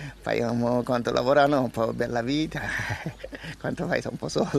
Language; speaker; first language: Italian; non-native, learner; Bangla